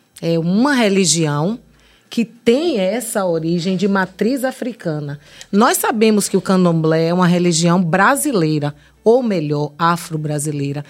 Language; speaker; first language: Portuguese; native; Portuguese